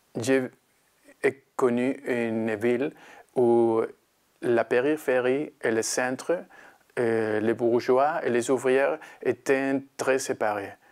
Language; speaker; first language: French; non-native, learner; Spanish